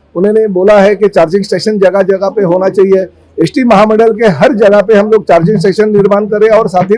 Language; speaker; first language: Hindi; non-native, local second language; Marathi